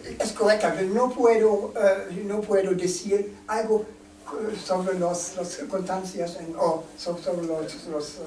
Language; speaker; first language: Spanish; non-native, learner; German